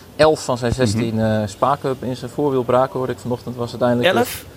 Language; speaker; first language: Dutch; native; Dutch